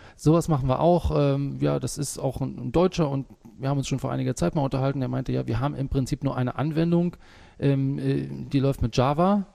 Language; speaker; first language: German; native; German